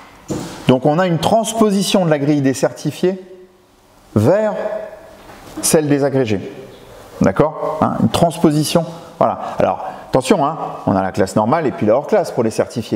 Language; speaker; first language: French; native; French